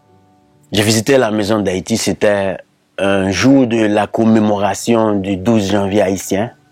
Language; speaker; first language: French; non-native, local second language; Haitian Creole